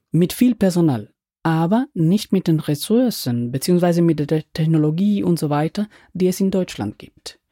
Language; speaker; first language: German; non-native, fluent; Spanish